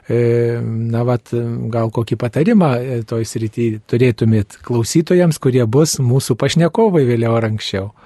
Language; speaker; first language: Lithuanian; native; Lithuanian